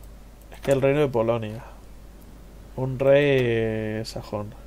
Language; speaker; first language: Spanish; native; Spanish